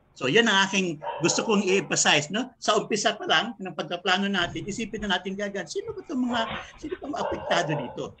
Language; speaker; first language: Filipino; native; Filipino